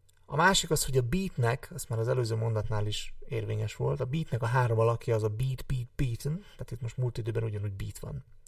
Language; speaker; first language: Hungarian; native; Hungarian